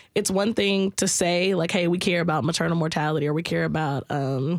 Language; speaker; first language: English; native; English